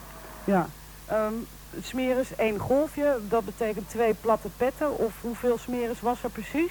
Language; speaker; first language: Dutch; native; Dutch